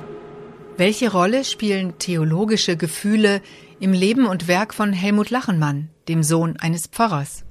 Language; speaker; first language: German; native; German